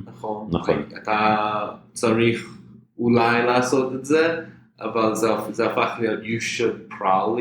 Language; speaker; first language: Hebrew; non-native, fluent; English